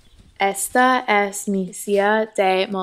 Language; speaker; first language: Spanish; non-native, learner; English